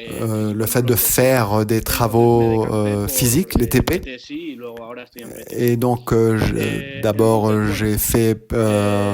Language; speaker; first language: French; non-native, fluent; Spanish